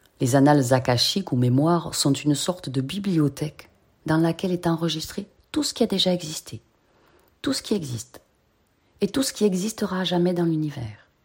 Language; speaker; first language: French; native; French